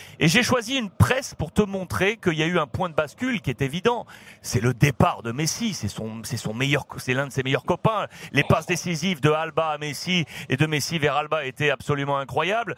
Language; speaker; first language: French; native; French